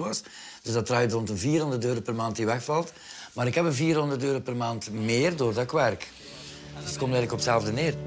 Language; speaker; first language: Dutch; native; Dutch